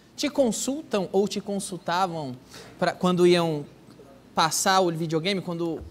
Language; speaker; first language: Portuguese; native; Portuguese